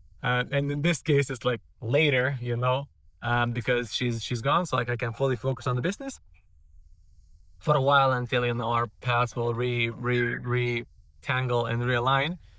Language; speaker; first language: English; non-native, fluent; Romanian